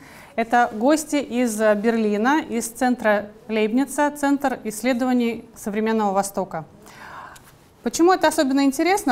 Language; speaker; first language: Russian; native; Russian